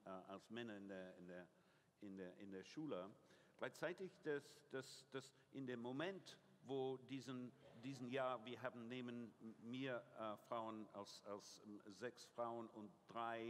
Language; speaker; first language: German; non-native, learner; English